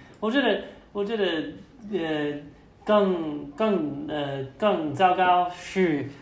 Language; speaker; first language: Chinese; non-native, learner; English